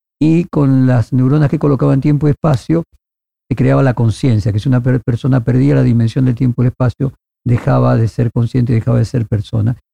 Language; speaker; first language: Spanish; native; Spanish